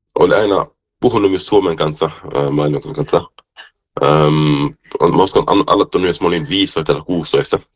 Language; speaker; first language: Finnish; early bilingual, heritage; German